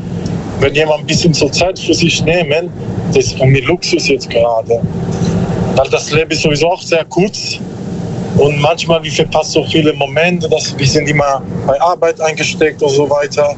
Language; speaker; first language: German; non-native, learner; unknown